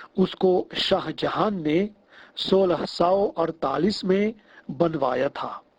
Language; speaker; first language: Hindi; non-native, fluent; Russian